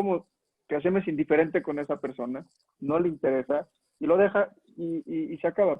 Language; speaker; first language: Spanish; native; Spanish